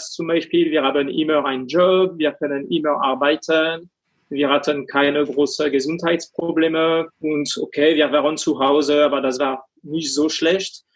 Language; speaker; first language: German; non-native, fluent; French